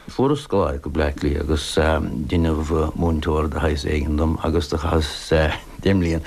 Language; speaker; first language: Irish; non-native, local second language; English